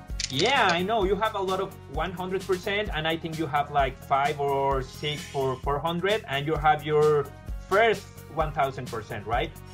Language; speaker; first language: English; non-native, learner; Spanish